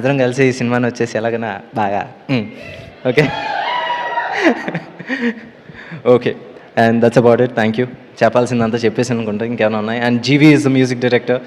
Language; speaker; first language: Telugu; native; Telugu